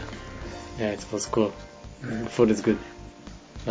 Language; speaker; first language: English; non-native, fluent; Hebrew